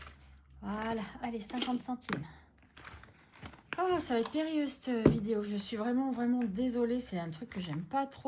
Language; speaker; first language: French; native; French